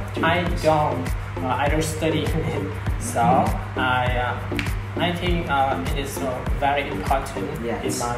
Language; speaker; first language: English; non-native, learner; Vietnamese